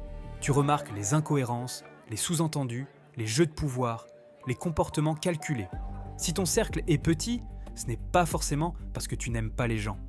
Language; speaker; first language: French; native; French